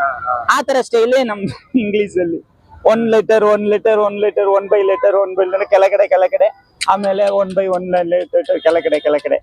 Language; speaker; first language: Kannada; non-native, local second language; Tamil